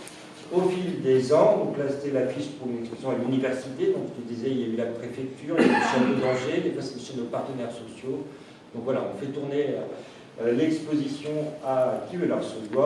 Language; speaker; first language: French; native; French